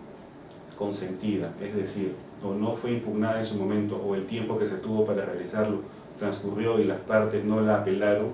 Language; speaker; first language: Spanish; native; Spanish